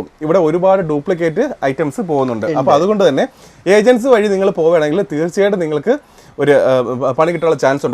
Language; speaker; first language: Malayalam; native; Malayalam